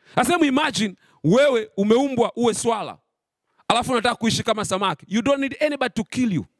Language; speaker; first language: English; non-native, local second language; Swahili